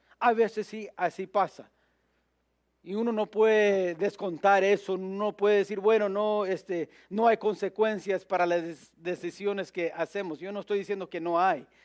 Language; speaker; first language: Spanish; early bilingual, heritage; Spanish